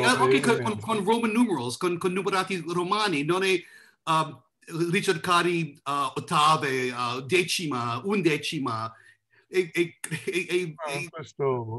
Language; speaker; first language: Italian; non-native, learner; English